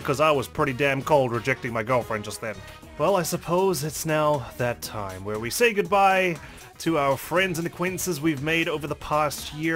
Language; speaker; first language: English; native; English